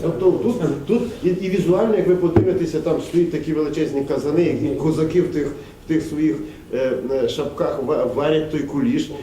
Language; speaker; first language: Ukrainian; native; Ukrainian